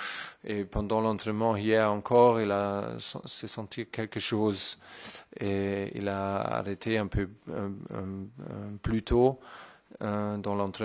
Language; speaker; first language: French; non-native, fluent; German